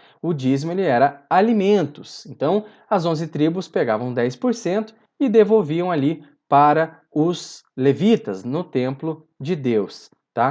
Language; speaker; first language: Portuguese; native; Portuguese